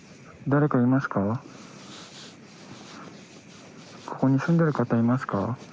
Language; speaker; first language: Japanese; non-native, fluent; Filipino